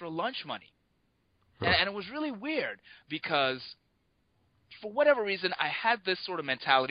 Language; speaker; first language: English; non-native, local second language; Yoruba